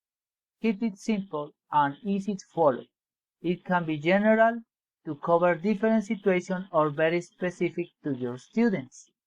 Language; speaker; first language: English; non-native, learner; Spanish